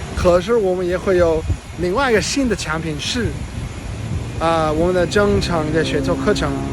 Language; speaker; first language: Chinese; non-native, learner; English